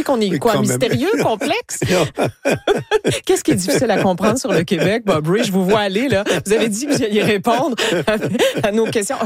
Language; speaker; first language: French; native; French